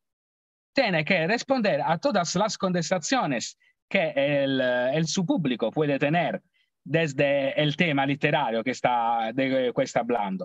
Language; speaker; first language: Spanish; non-native, learner; Italian